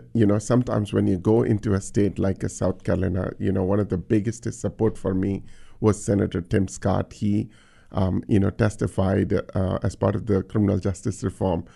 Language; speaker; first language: English; non-native, local second language; Tamil